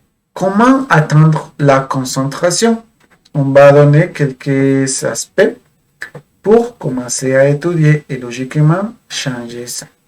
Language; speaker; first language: French; non-native, fluent; Spanish